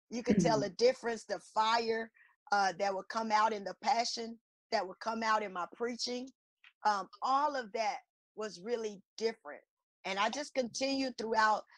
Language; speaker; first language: English; native; English